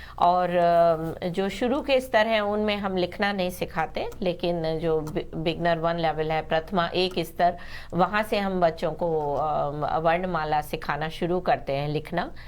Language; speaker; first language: Hindi; native; Hindi